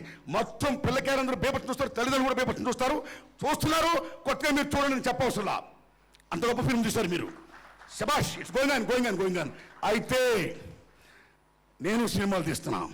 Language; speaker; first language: Telugu; native; Telugu